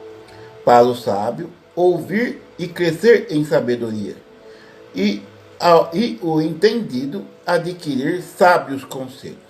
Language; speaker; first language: Portuguese; native; Portuguese